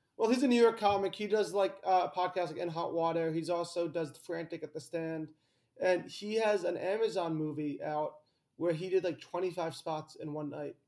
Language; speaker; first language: English; native; English